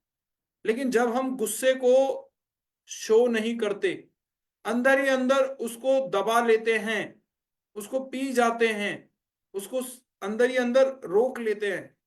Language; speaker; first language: Hindi; native; Hindi